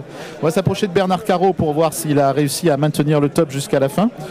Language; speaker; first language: French; native; French